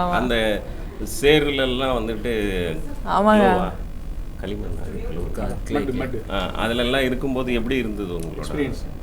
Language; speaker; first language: Tamil; native; Tamil